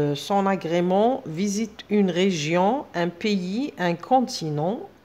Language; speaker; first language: French; non-native, local second language; Arabic